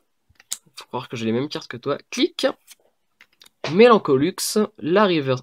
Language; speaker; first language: French; native; French